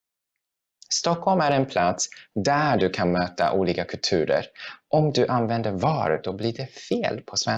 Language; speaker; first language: Swedish; non-native, fluent; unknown